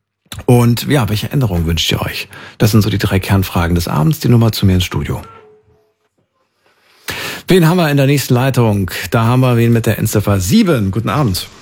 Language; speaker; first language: German; native; German